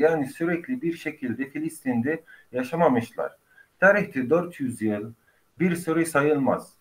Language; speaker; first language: Turkish; non-native, fluent; Arabic